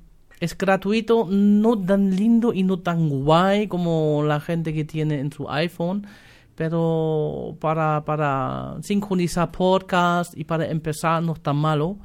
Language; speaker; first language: Spanish; non-native, fluent; German